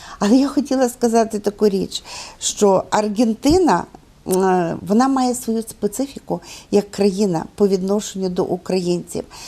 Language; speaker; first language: Ukrainian; native; Ukrainian